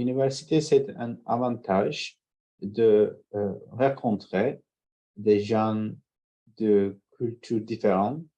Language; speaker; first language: French; non-native, learner; Turkish